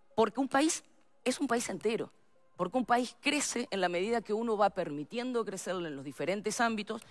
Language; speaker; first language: Spanish; native; Spanish